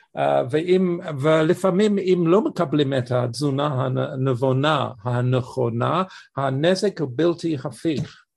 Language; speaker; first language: Hebrew; non-native, fluent; English